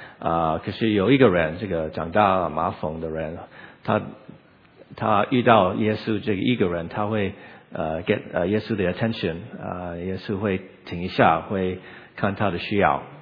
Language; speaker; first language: Chinese; non-native, learner; English